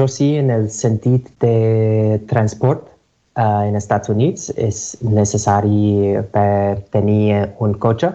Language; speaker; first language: Catalan; non-native, learner; English